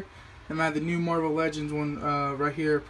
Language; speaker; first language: English; native; English